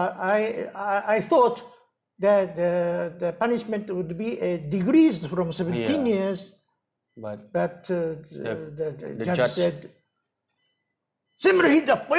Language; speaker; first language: English; non-native, learner; Japanese